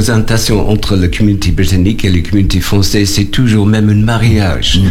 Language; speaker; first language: French; non-native, learner; English